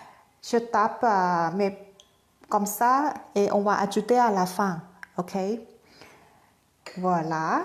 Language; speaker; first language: French; non-native, fluent; Thai